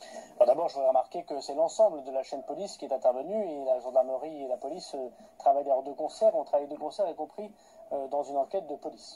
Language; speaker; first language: French; native; French